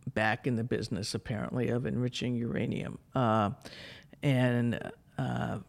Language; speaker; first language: English; native; English